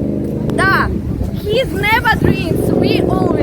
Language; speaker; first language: English; non-native, learner; Russian